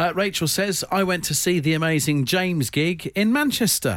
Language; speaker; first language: English; native; English